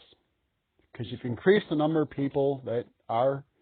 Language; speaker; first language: English; native; English